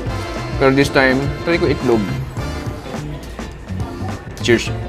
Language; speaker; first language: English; non-native, local second language; Filipino